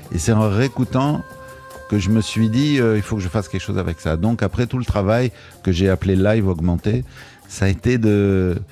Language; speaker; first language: French; native; French